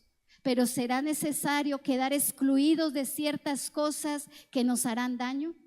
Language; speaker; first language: Spanish; native; Spanish